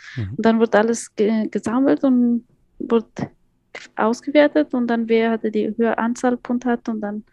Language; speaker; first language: German; non-native, fluent; Persian